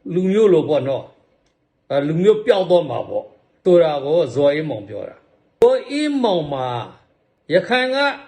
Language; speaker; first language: Burmese; native; Burmese